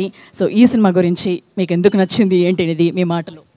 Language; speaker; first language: Telugu; native; Telugu